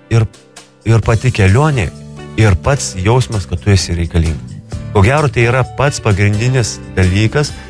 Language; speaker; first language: Lithuanian; native; Lithuanian